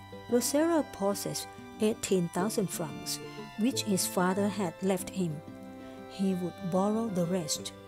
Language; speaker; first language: English; non-native, fluent; Thai